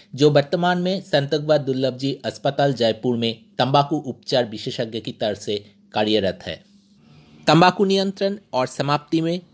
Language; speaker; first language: Hindi; non-native, local second language; Bangla